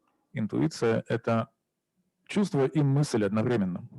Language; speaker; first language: Russian; native; Russian